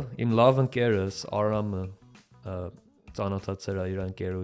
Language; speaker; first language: Armenian; early bilingual, heritage; Armenian